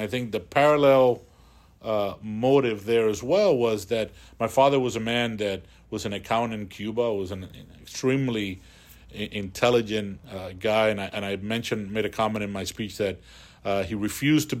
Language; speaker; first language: English; early bilingual, other home language; Spanish